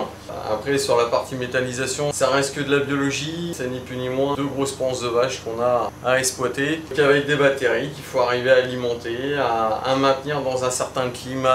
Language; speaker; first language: French; native; French